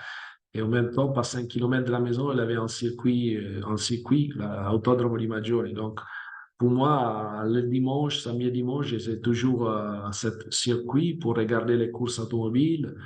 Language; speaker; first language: French; non-native, fluent; Italian